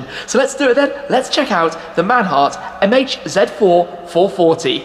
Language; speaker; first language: English; native; English